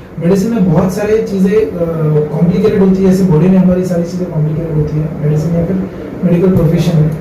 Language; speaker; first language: Hindi; non-native, local second language; Marathi